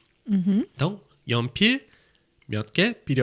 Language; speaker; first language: Korean; non-native, fluent; Portuguese